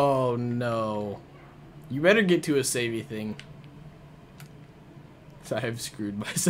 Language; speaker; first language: English; native; English